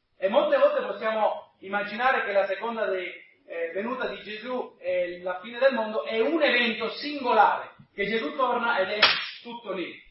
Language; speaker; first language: Italian; non-native, fluent; English